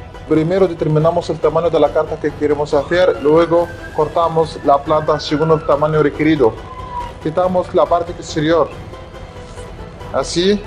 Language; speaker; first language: Spanish; non-native, fluent; Arabic